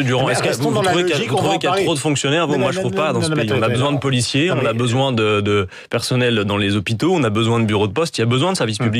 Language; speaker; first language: French; native; French